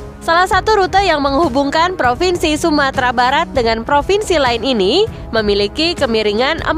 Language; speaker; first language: Indonesian; native; Indonesian